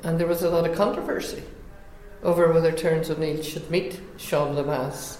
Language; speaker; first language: English; native; English